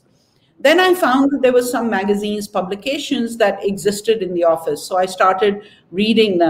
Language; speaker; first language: English; non-native, local second language; Urdu